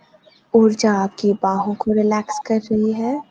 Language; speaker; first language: Hindi; native; Hindi